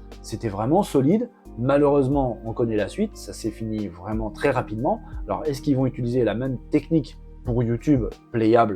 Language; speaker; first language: French; native; French